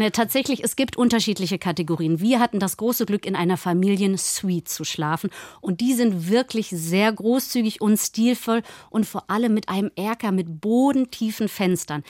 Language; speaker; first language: German; native; German